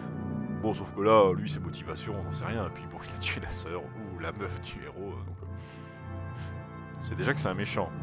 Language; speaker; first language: French; native; French